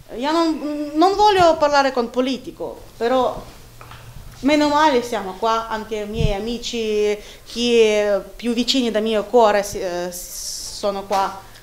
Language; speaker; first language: Italian; non-native, learner; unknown